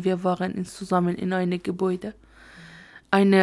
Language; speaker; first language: German; non-native, learner; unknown